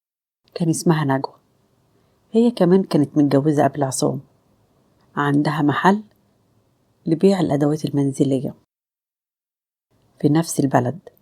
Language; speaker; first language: Arabic; native; Arabic